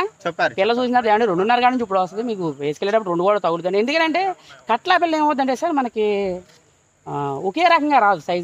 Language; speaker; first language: Telugu; native; Telugu